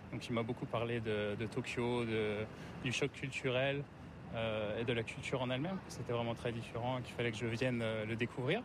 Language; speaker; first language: French; native; French